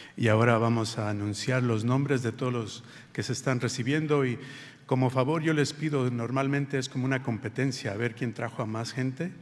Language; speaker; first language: Spanish; early bilingual, heritage; Spanish